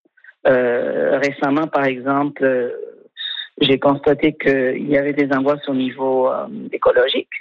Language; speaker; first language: French; non-native, fluent; Spanish